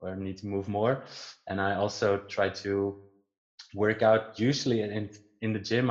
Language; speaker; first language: English; non-native, fluent; Dutch